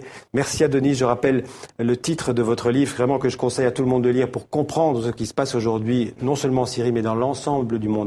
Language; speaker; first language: French; native; French